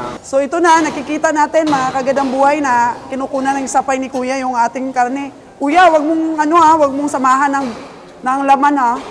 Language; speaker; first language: Filipino; non-native, local second language; Cebuano